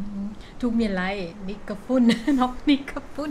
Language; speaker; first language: German; non-native, learner; Thai